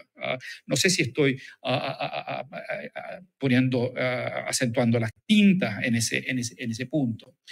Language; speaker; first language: Spanish; native; Spanish